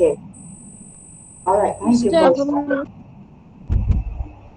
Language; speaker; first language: English; non-native, fluent; Indonesian